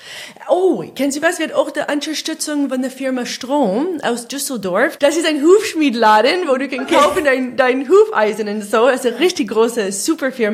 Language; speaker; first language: German; non-native, fluent; English